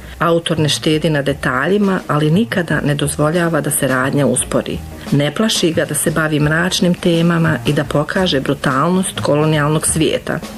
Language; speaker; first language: Bosnian; native; Bosnian